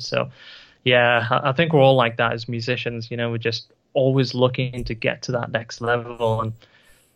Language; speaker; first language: English; native; English